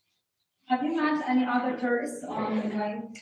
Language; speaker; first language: English; non-native, fluent; Ukrainian